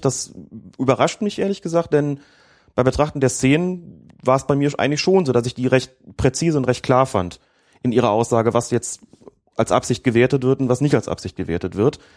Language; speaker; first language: German; native; German